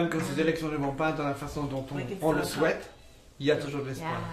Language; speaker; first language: French; native; French